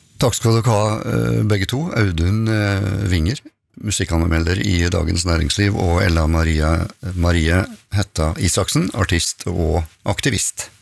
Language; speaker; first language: Norwegian; native; Norwegian